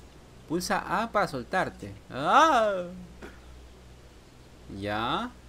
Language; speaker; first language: Spanish; native; Spanish